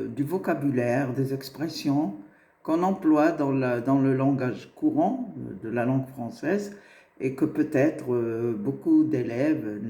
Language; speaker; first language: French; non-native, local second language; Arabic